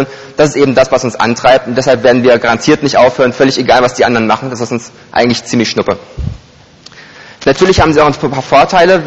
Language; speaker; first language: German; native; German